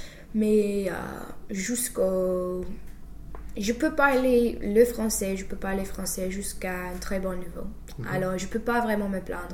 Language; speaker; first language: French; non-native, fluent; English